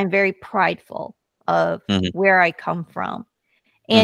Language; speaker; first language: English; early bilingual, other home language; Korean